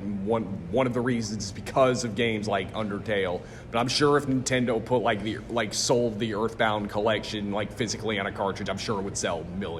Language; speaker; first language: English; native; English